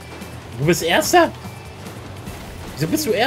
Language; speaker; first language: German; native; German